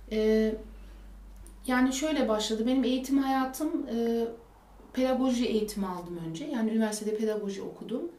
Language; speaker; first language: Turkish; early bilingual, heritage; Turkish